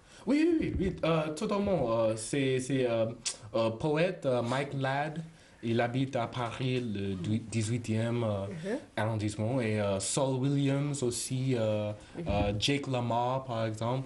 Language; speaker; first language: French; non-native, learner; English